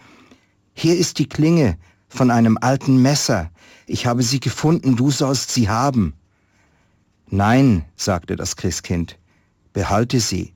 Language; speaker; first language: German; native; German